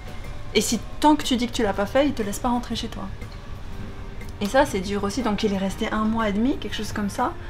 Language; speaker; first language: French; native; French